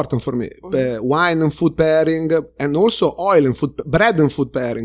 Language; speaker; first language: English; non-native, fluent; Italian